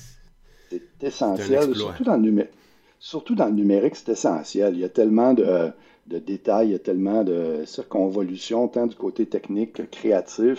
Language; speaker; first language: French; native; French